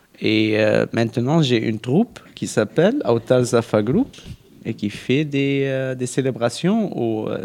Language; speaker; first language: French; non-native, local second language; Arabic